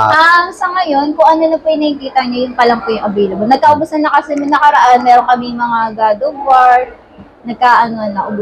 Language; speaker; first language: Filipino; native; Filipino